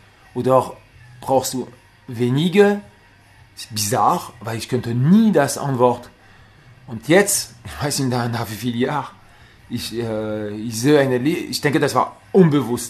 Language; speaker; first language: German; non-native, learner; French